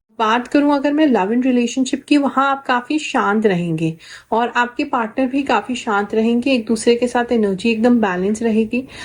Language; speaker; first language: Hindi; native; Hindi